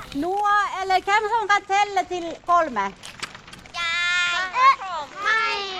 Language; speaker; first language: Norwegian; non-native, fluent; Finnish